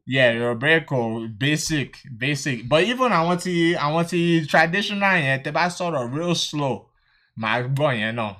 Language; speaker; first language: Yoruba; early bilingual, heritage; Yoruba